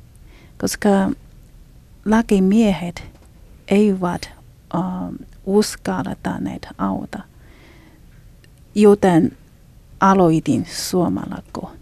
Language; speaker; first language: Finnish; non-native, learner; Chinese